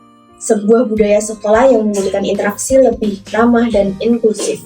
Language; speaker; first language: Indonesian; native; Indonesian